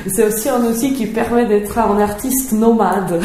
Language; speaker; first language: French; non-native, fluent; Czech